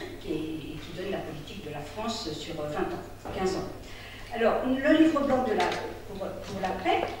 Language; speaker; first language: French; native; French